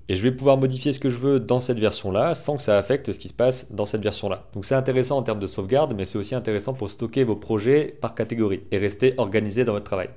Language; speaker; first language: French; native; French